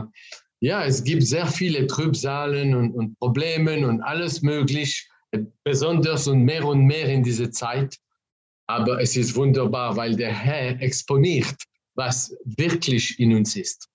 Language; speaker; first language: German; non-native, fluent; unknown